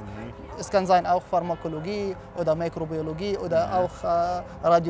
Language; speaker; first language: German; non-native, fluent; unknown